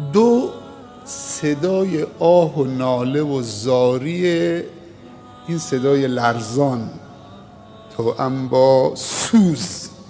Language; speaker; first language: Persian; native; Persian